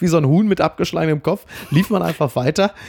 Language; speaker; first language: German; native; German